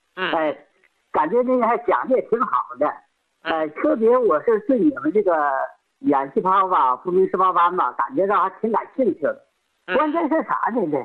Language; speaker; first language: Chinese; native; Chinese